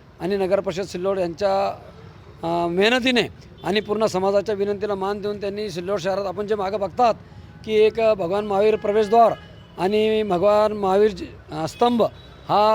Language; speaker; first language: Marathi; native; Marathi